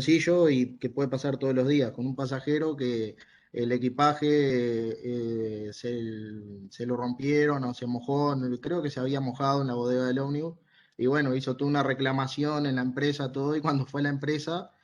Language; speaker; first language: Spanish; native; Spanish